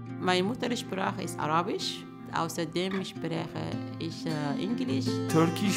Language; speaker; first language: German; non-native, learner; Arabic